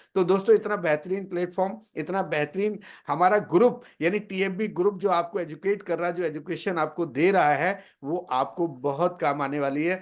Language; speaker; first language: Hindi; native; Hindi